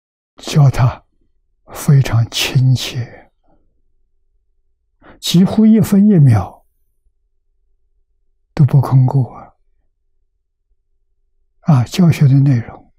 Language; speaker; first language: Chinese; native; Chinese